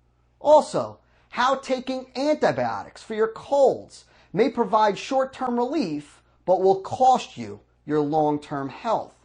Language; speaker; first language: English; native; English